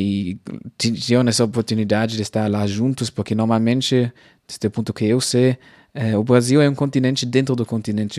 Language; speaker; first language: Portuguese; non-native, fluent; German